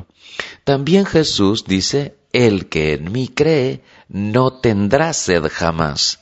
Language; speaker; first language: Spanish; native; Spanish